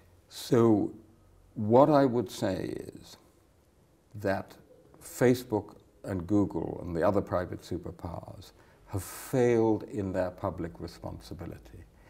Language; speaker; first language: English; native; English